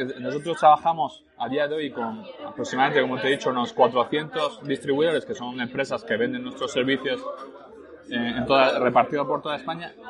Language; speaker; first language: Spanish; early bilingual, other home language; French